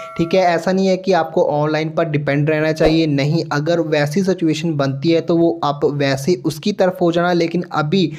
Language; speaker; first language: Hindi; non-native, local second language; Punjabi